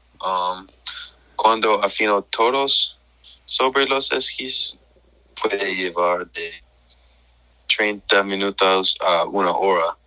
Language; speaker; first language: Spanish; non-native, learner; English